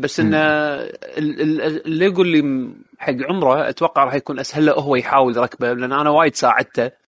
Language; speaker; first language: Arabic; native; Arabic